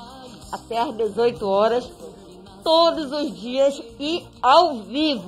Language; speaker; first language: Portuguese; native; Portuguese